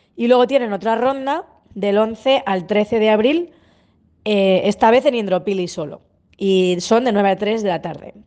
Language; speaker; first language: Spanish; native; Spanish